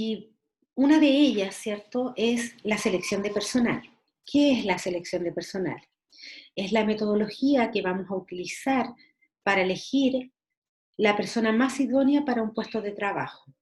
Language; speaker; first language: Spanish; native; Spanish